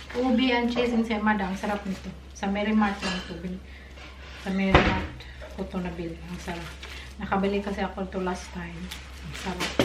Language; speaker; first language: Filipino; non-native, local second language; Cebuano